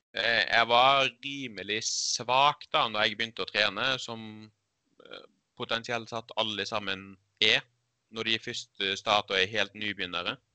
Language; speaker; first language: Norwegian; early bilingual, other home language; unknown